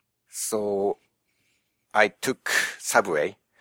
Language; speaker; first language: English; non-native, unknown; Japanese